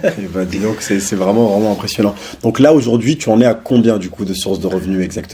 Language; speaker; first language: French; native; French